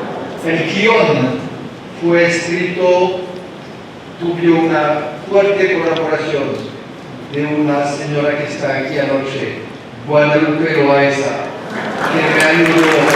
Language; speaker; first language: Spanish; non-native, learner; French